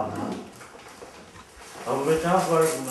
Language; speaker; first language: French; native; French